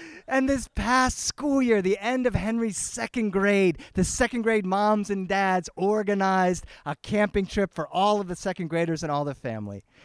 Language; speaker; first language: English; early bilingual, other home language; Spanish